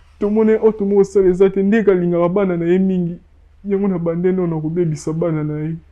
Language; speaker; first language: Lingala; non-native, local second language; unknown